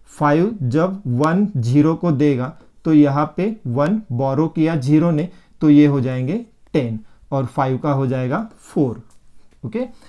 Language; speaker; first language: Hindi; non-native, local second language; Marathi